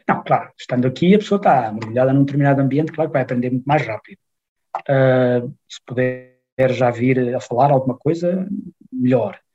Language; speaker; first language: Portuguese; native; Portuguese